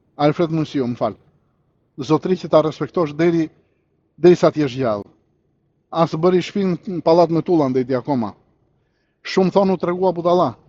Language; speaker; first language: Albanian; early bilingual, heritage; Albanian